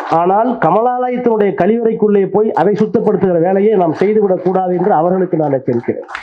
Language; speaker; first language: Tamil; native; Tamil